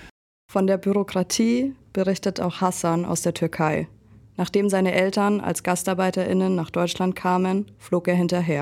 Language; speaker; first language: German; native; German